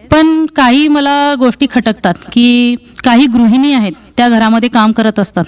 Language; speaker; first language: Marathi; native; Marathi